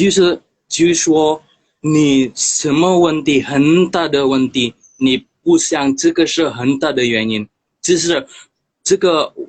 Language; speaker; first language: Chinese; non-native, learner; Indonesian